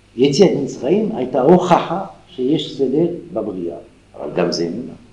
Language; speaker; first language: Hebrew; non-native, fluent; French